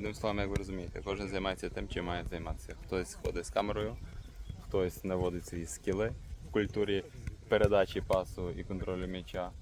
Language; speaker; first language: Ukrainian; native; Ukrainian